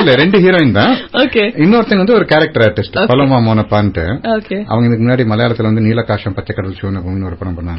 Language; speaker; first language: Tamil; native; Tamil